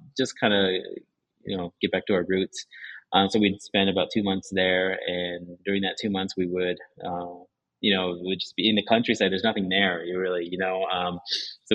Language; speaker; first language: English; early bilingual, other home language; Japanese